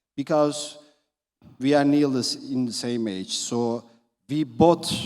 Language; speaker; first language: English; non-native, fluent; Turkish